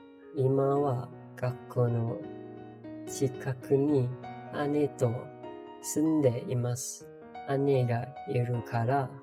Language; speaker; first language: Japanese; non-native, learner; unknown